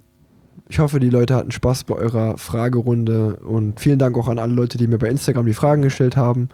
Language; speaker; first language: German; native; German